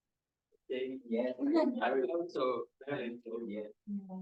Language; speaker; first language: English; non-native, learner; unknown